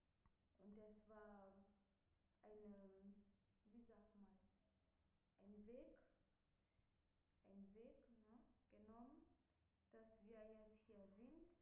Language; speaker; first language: German; non-native, learner; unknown